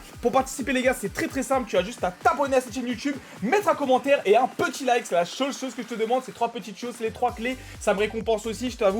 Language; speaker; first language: French; native; French